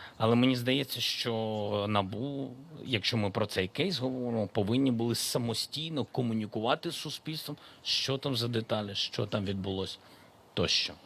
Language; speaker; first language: Ukrainian; non-native, local second language; Russian